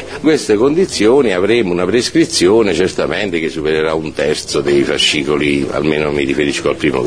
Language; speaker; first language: Italian; native; Italian